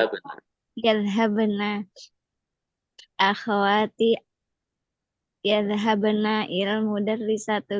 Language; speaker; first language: Arabic; non-native, learner; Indonesian